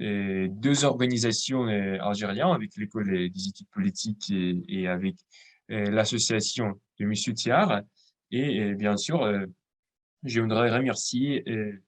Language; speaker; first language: French; non-native, fluent; Russian